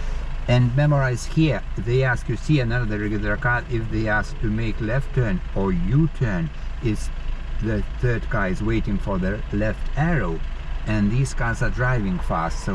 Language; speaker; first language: English; non-native, learner; Lithuanian